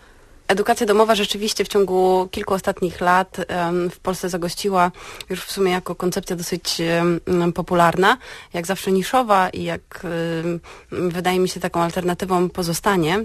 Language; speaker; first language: Polish; native; Polish